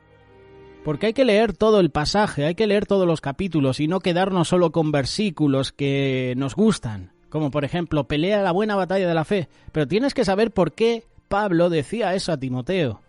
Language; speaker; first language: Spanish; native; Spanish